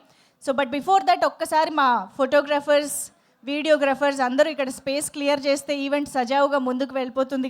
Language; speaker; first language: Telugu; native; Telugu